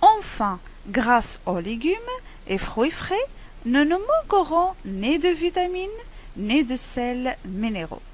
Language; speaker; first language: French; non-native, local second language; Arabic